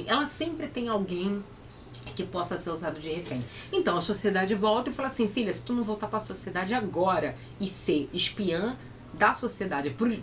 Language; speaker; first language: Portuguese; native; Portuguese